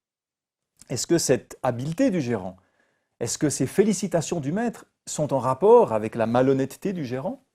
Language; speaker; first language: French; native; French